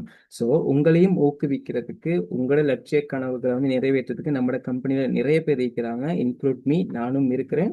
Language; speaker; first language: Tamil; native; Tamil